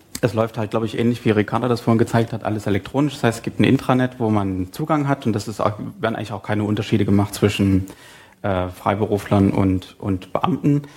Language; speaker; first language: German; native; German